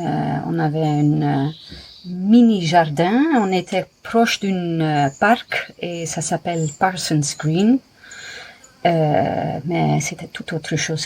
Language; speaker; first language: French; non-native, fluent; Dutch